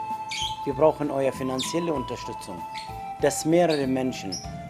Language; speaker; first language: German; non-native, fluent; Arabic